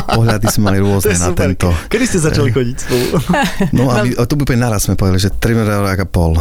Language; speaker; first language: Slovak; native; Slovak